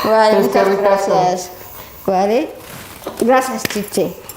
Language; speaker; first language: Spanish; non-native, learner; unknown